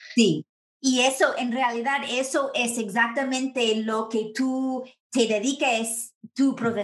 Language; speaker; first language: Spanish; non-native, fluent; English